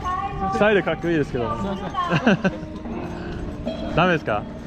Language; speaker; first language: Japanese; non-native, learner; English